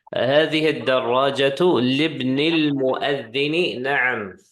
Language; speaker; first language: Arabic; non-native, fluent; English